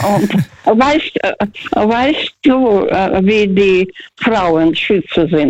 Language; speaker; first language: German; non-native, fluent; Russian